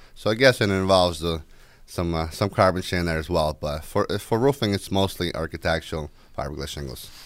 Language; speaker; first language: English; non-native, fluent; Ukrainian